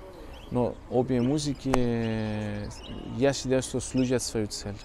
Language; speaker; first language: Russian; non-native, fluent; Greek